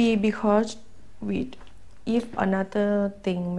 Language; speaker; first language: English; non-native, learner; Thai